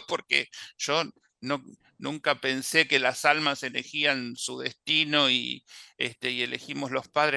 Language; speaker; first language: Spanish; native; Spanish